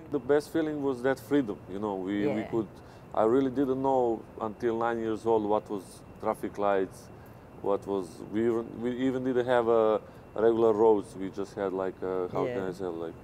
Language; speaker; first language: English; non-native, fluent; Serbian